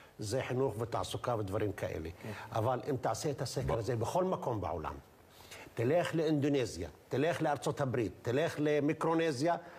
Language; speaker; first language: Hebrew; non-native, local second language; Arabic